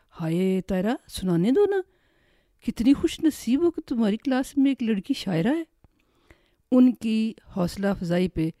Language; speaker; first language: Urdu; native; Urdu